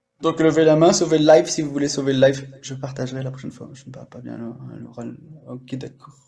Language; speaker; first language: French; native; French